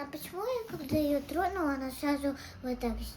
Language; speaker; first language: Russian; early bilingual, other home language; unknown